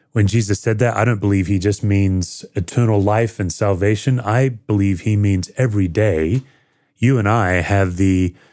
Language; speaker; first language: English; native; English